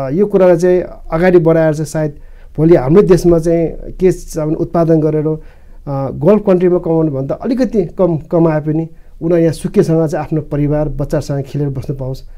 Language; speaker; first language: Nepali; non-native, local second language; Eastern Tamang